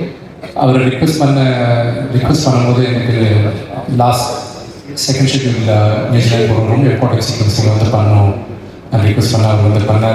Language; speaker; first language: Tamil; non-native, local second language; Telugu